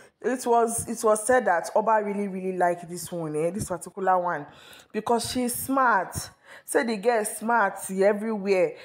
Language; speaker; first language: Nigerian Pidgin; non-native, local second language; Yoruba